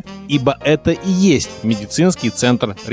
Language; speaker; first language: Russian; native; Russian